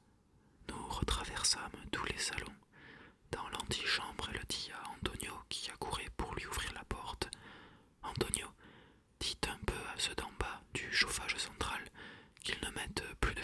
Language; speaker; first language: French; native; French